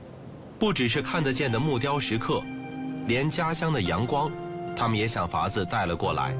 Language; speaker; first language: Chinese; native; Chinese